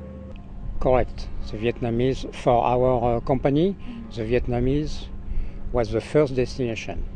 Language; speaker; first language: English; non-native, learner; French